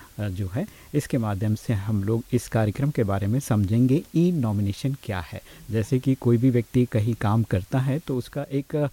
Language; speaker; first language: Hindi; native; Hindi